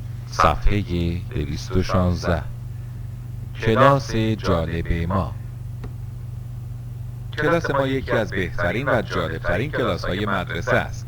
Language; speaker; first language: Persian; non-native, fluent; Urdu